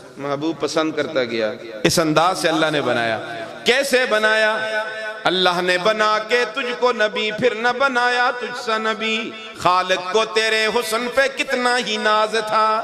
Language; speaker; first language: Urdu; non-native, local second language; Northern Hindko